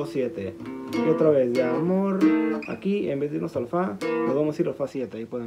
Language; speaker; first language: Spanish; native; Spanish